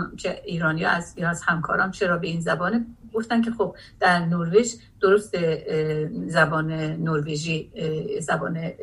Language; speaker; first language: Persian; non-native, local second language; Azerbaijani